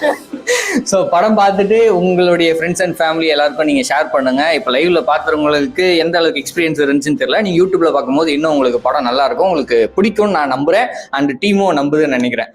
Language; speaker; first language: Tamil; native; Tamil